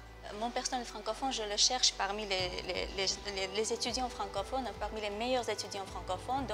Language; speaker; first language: French; non-native, fluent; Georgian